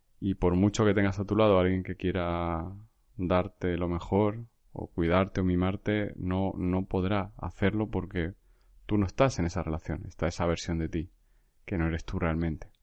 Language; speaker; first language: Spanish; native; Spanish